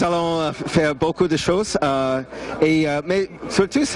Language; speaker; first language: French; non-native, fluent; English